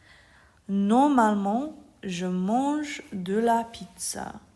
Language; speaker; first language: French; non-native, fluent; English